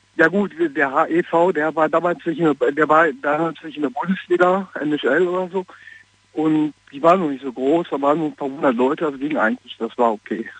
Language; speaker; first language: German; native; German